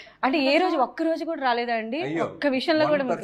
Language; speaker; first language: Telugu; native; Telugu